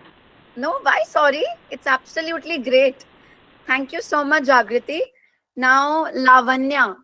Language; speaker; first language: English; non-native, local second language; Hindi